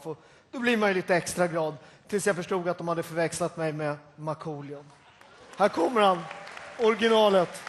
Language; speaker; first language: Swedish; native; Swedish